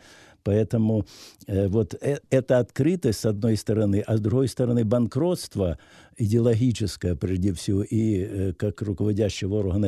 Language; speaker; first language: Russian; native; Russian